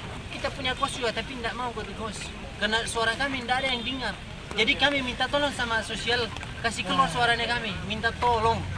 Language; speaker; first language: Indonesian; non-native, learner; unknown